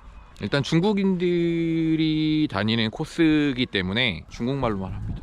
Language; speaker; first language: Korean; native; Korean